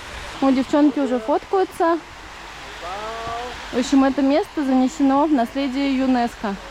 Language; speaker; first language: Russian; native; Russian